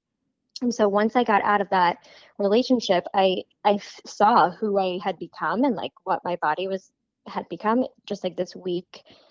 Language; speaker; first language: English; native; English